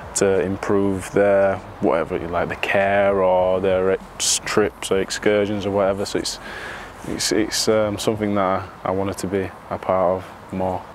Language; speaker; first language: English; native; English